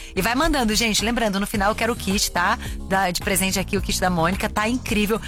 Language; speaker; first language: Portuguese; native; Portuguese